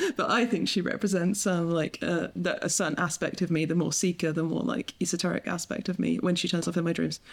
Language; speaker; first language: English; native; English